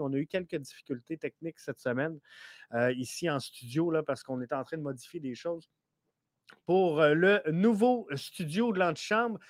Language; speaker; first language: French; native; French